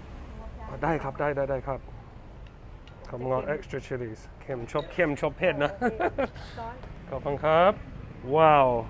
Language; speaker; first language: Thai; non-native, learner; English